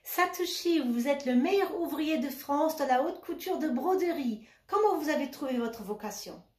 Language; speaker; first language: French; non-native, fluent; German